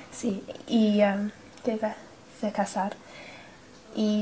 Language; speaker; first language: Spanish; non-native, learner; English